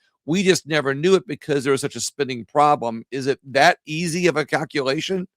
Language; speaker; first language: English; native; English